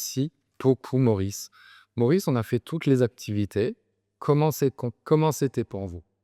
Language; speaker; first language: French; native; French